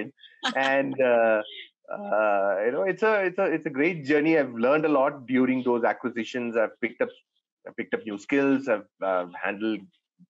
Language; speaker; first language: English; non-native, local second language; Tamil